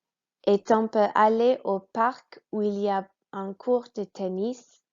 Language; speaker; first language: French; non-native, fluent; English